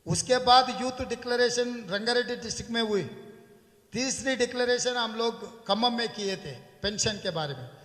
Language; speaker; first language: Hindi; non-native, local second language; Telugu